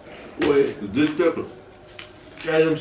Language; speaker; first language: Arabic; native; Arabic